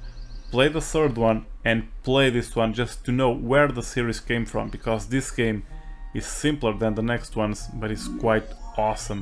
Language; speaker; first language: English; non-native, fluent; Portuguese